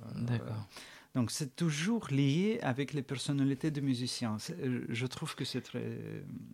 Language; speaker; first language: French; non-native, fluent; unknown